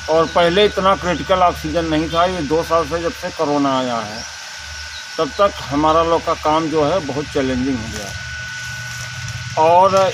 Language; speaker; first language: Hindi; native; Hindi